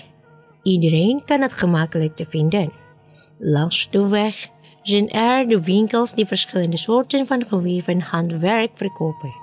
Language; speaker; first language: Dutch; non-native, learner; Indonesian